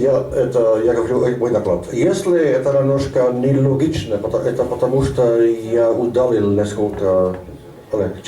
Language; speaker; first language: Russian; non-native, learner; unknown